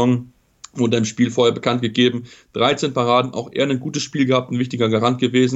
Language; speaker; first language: German; native; German